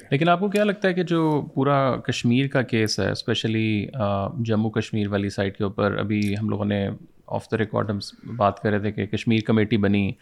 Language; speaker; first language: Urdu; native; Urdu